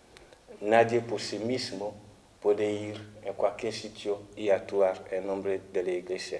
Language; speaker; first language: Spanish; non-native, fluent; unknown